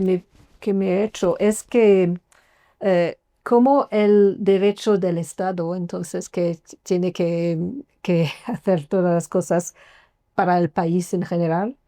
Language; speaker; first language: Spanish; non-native, fluent; English